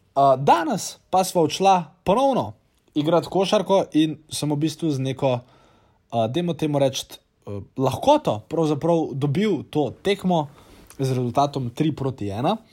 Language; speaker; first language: Slovenian; native; Slovenian